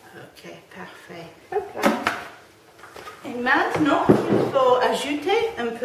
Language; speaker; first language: French; non-native, learner; English